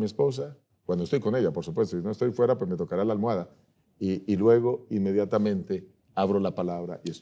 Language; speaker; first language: Spanish; native; Spanish